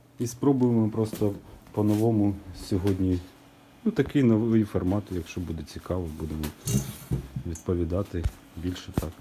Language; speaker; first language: Ukrainian; non-native, local second language; Russian